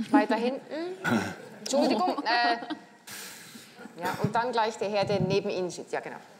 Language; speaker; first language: German; native; German